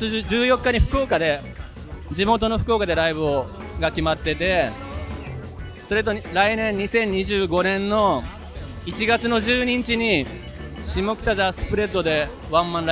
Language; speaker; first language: Japanese; native; Japanese